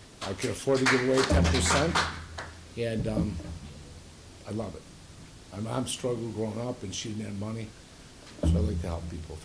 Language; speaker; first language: English; native; English